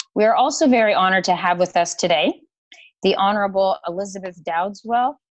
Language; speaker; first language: English; native; English